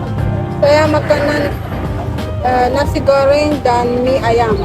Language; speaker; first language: Indonesian; non-native, learner; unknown